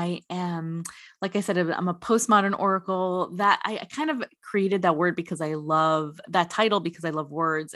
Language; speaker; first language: English; native; English